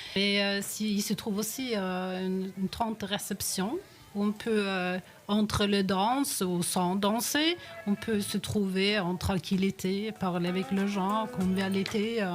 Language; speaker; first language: French; non-native, fluent; Norwegian